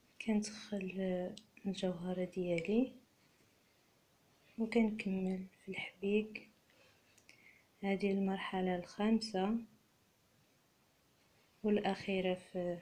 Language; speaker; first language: Arabic; native; Arabic